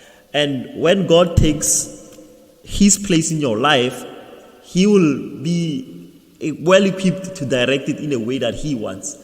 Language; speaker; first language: English; non-native, local second language; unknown